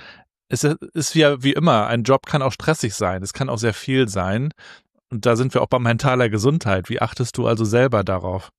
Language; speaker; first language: German; native; German